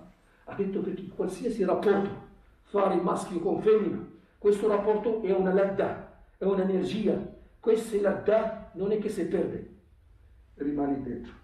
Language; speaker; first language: Italian; non-native, fluent; Arabic